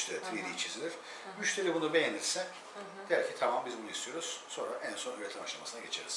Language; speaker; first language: Turkish; native; Turkish